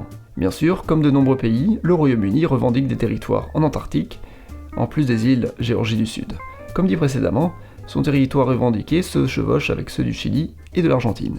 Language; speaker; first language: French; native; French